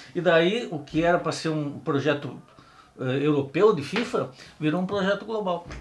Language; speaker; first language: Portuguese; native; Portuguese